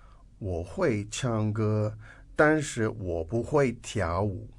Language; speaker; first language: Chinese; non-native, fluent; English